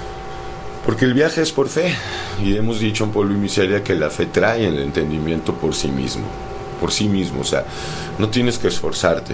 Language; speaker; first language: Spanish; native; Spanish